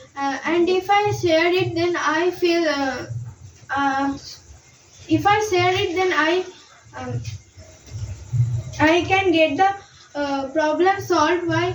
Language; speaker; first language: English; non-native, learner; Bangla